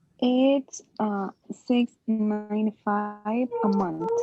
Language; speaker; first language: English; non-native, learner; Spanish